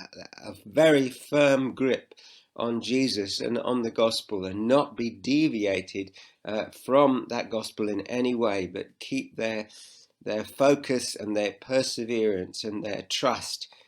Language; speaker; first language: English; native; English